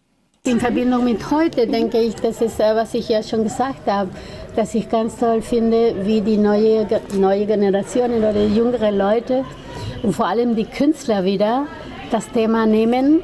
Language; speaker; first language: German; non-native, fluent; Spanish